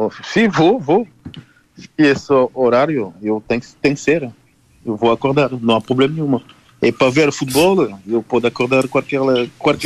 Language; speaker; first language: Portuguese; non-native, fluent; Haitian Creole